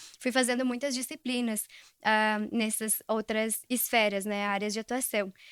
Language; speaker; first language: Portuguese; early bilingual, other home language; Spanish